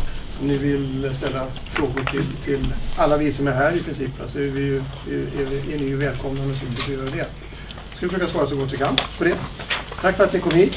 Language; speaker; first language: Swedish; native; Swedish